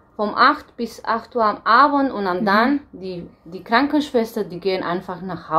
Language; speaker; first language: German; non-native, fluent; Romanian